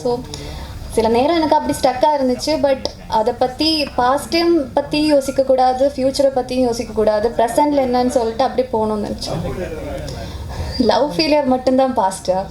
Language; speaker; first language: Tamil; non-native, fluent; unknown